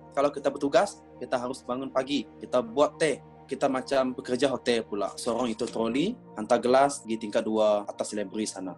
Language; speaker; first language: Malay; non-native, local second language; Iban